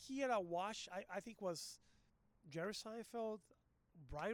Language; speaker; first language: English; non-native, fluent; Portuguese